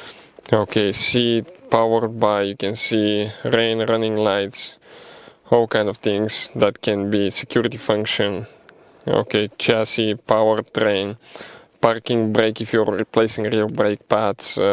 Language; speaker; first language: English; non-native, fluent; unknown